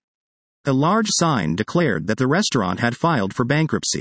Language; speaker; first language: English; early bilingual, other home language; Persian